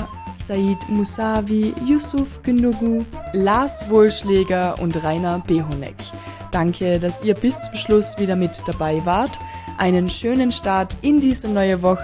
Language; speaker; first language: German; native; German